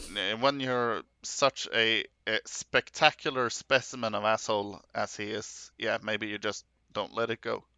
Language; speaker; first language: English; non-native, fluent; Norwegian